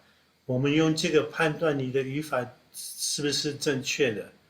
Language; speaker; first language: Chinese; non-native, fluent; English